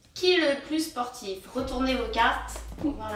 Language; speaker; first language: French; native; French